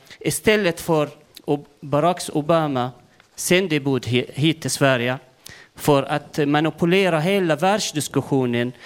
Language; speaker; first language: Swedish; non-native, fluent; Arabic